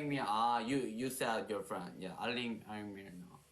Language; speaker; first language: English; non-native, learner; Korean